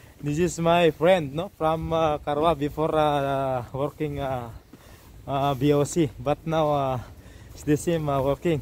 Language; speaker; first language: English; non-native, learner; Filipino